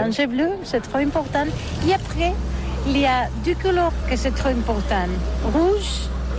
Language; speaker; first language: French; non-native, learner; Catalan